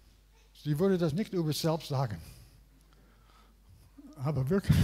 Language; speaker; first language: German; non-native, learner; English